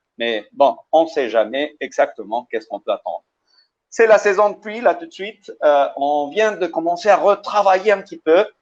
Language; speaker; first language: French; early bilingual, heritage; Spanish